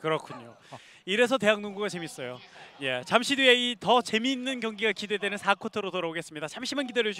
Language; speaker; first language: Korean; native; Korean